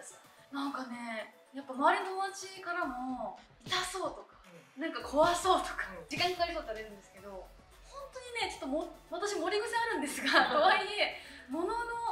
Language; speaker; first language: Japanese; native; Japanese